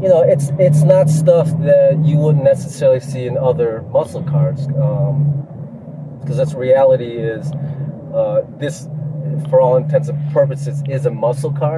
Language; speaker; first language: English; native; English